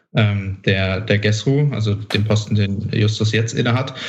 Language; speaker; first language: German; native; German